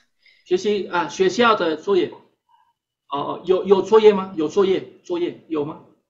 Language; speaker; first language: Chinese; non-native, fluent; Spanish